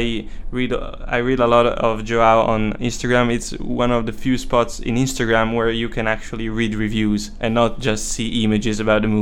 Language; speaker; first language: English; non-native, fluent; Italian